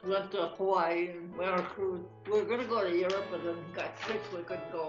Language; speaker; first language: English; native; English